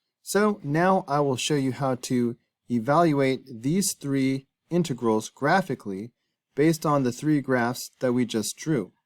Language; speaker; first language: English; native; English